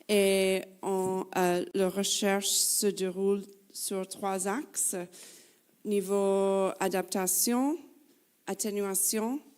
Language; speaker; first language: French; non-native, fluent; English